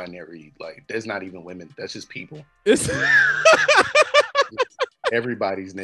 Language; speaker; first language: English; native; English